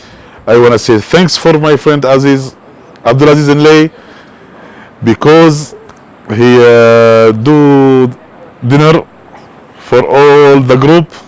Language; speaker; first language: English; non-native, learner; Arabic